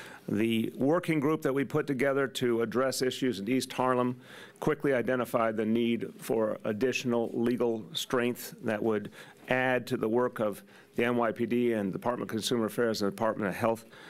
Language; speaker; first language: English; native; English